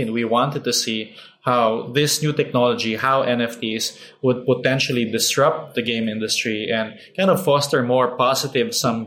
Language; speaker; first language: English; non-native, local second language; Filipino